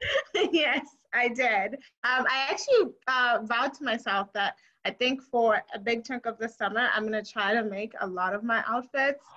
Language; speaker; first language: English; non-native, local second language; Shona